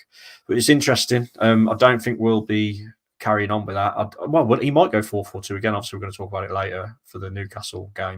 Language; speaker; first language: English; native; English